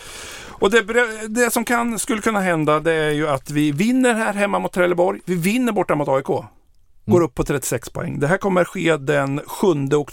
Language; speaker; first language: Swedish; native; Swedish